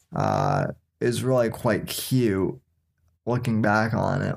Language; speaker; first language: English; native; English